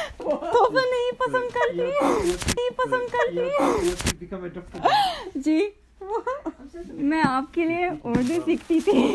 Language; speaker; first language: Hindi; non-native, learner; English